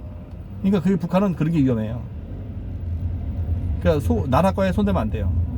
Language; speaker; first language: Korean; native; Korean